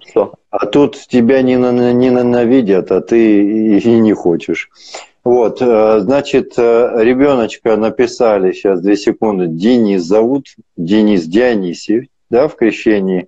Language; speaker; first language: Russian; native; Russian